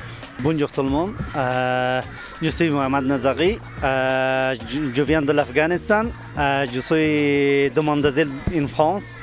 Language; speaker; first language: French; non-native, learner; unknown